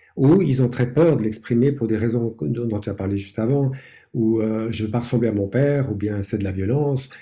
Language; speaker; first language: French; non-native, fluent; English